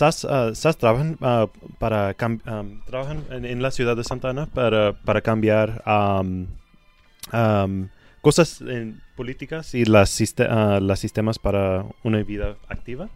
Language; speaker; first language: Spanish; non-native, learner; English